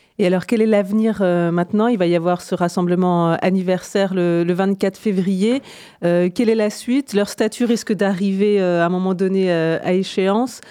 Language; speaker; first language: French; native; French